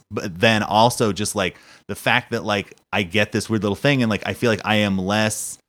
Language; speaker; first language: English; native; English